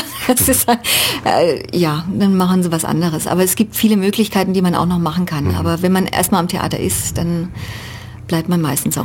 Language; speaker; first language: German; native; German